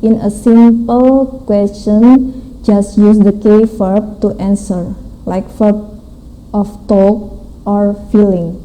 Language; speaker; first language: English; non-native, fluent; Indonesian